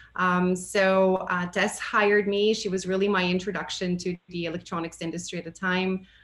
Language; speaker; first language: English; non-native, fluent; Bulgarian